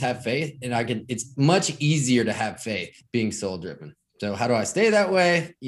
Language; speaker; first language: English; native; English